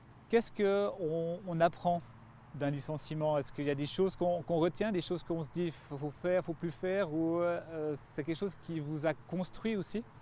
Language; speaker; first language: French; native; French